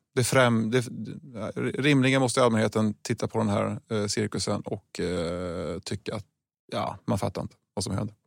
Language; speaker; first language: Swedish; native; Swedish